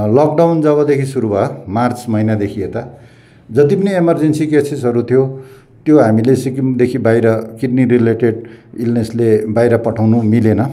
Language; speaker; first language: Nepali; native; Nepali